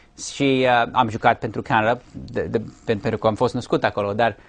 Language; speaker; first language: Romanian; early bilingual, heritage; English